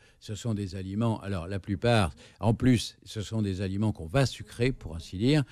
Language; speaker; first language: French; native; French